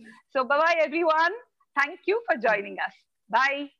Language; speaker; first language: English; non-native, local second language; Marathi